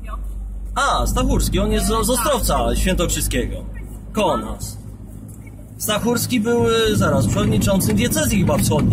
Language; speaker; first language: Polish; native; Polish